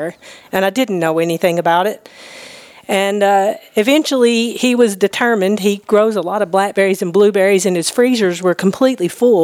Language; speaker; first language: English; native; English